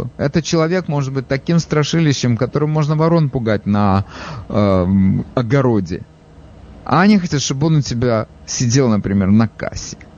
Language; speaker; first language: Russian; native; Russian